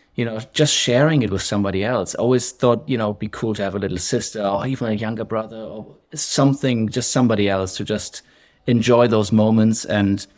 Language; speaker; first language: English; non-native, fluent; German